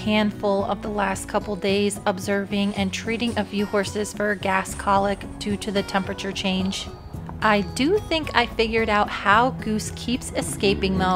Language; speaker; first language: English; native; English